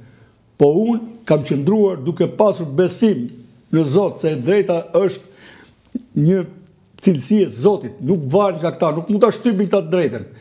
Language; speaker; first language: Albanian; native; Albanian